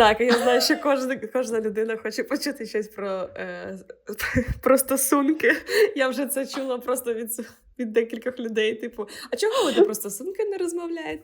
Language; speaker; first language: Ukrainian; non-native, local second language; Russian